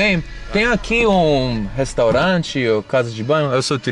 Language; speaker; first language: Portuguese; non-native, learner; English